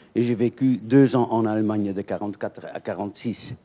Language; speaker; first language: French; native; French